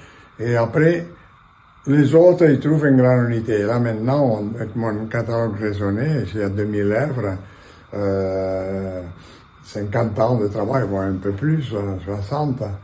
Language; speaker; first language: French; non-native, fluent; Catalan